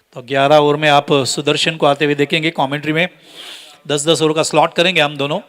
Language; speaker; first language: Hindi; non-native, local second language; Marathi